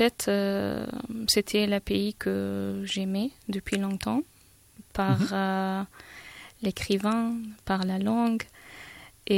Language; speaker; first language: French; non-native, fluent; Persian